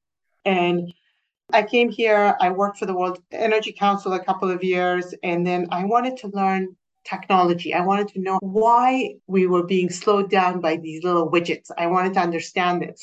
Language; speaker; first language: English; non-native, fluent; Persian